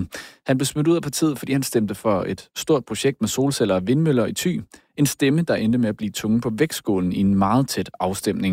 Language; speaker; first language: Danish; native; Danish